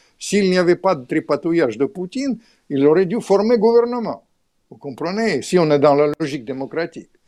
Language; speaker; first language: French; non-native, fluent; Russian